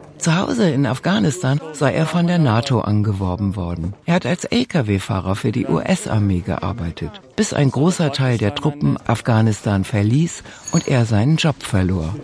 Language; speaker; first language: German; native; German